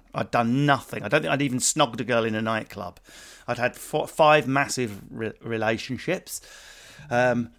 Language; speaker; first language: English; native; English